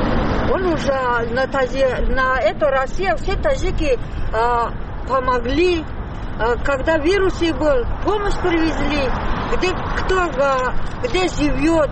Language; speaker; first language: Russian; non-native, learner; Tajik